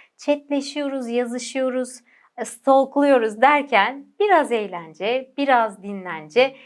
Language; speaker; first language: Turkish; native; Turkish